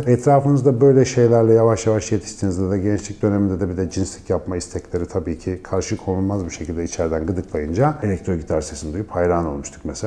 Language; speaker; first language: Turkish; native; Turkish